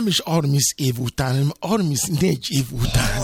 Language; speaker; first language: Hungarian; non-native, fluent; Yoruba